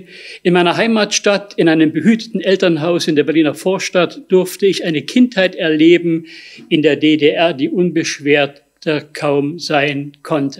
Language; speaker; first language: German; native; German